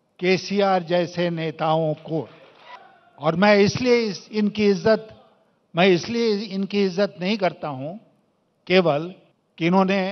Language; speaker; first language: Hindi; native; Hindi